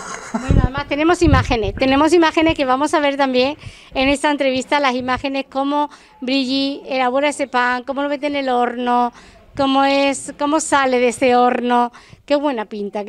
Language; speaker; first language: Spanish; native; Spanish